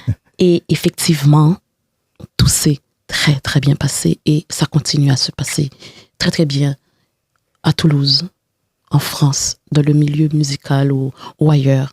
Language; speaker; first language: French; non-native, local second language; Haitian Creole